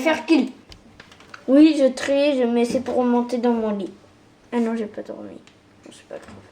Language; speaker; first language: French; native; French